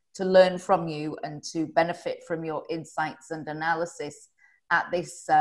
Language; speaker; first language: English; native; English